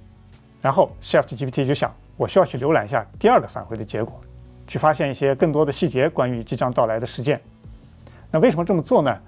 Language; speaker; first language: Chinese; native; Chinese